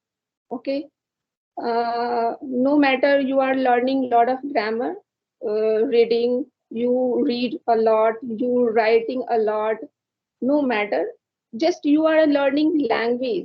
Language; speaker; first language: English; non-native, learner; Hindi